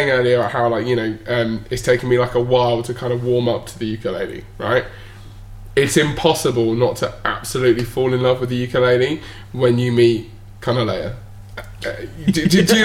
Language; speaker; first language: English; native; English